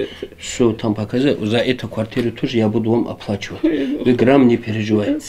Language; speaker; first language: Russian; non-native, local second language; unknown